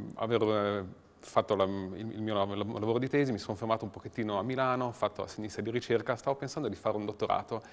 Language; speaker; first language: Italian; native; Italian